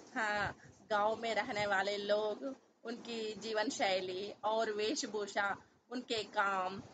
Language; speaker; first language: Hindi; non-native, local second language; Telugu